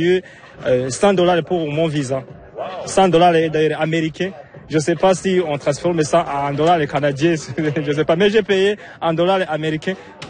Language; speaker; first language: French; non-native, local second language; Rundi